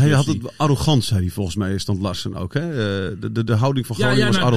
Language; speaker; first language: Dutch; native; Dutch